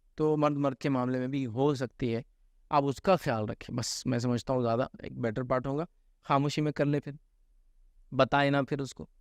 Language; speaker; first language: Urdu; native; Urdu